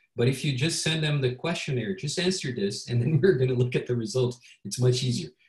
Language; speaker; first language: English; non-native, fluent; Portuguese